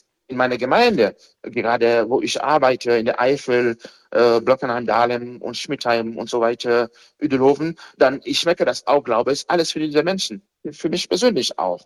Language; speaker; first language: German; non-native, fluent; Haitian Creole